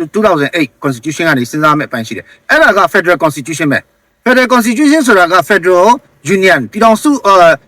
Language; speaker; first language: Burmese; non-native, local second language; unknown